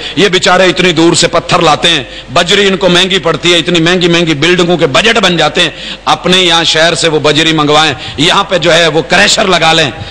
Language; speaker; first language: Urdu; non-native, local second language; Punjabi